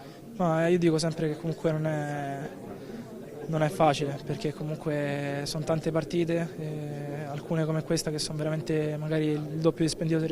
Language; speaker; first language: Italian; native; Italian